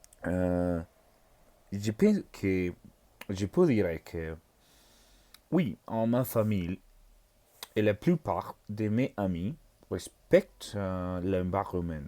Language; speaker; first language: French; non-native, learner; Spanish